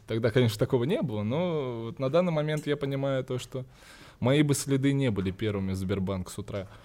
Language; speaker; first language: Russian; native; Russian